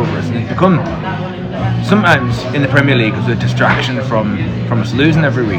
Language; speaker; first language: English; native; English